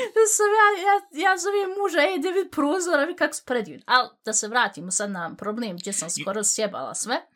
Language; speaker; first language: Bosnian; early bilingual, heritage; Bosnian